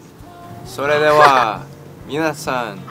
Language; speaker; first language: Japanese; non-native, learner; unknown